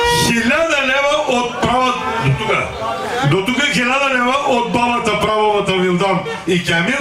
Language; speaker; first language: Bulgarian; non-native, local second language; Turkish